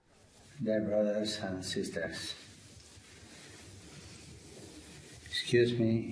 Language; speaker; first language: English; non-native, learner; Italian